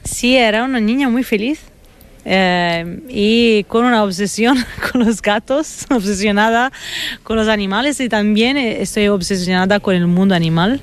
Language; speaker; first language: Spanish; non-native, fluent; Italian